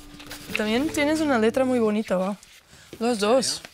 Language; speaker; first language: Spanish; non-native, fluent; Portuguese